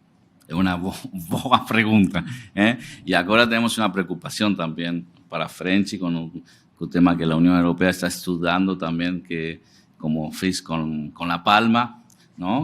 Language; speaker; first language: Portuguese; non-native, learner; Spanish